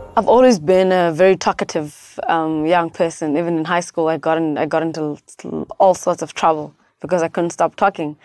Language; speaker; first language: English; non-native, local second language; Xhosa